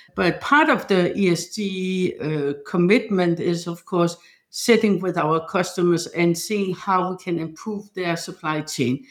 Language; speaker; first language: English; non-native, fluent; Danish